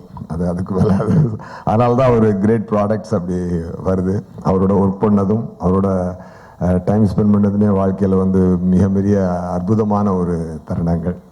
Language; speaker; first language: Tamil; native; Tamil